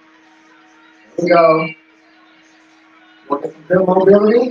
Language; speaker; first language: English; native; English